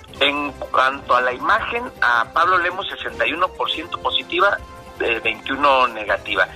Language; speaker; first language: Spanish; native; Spanish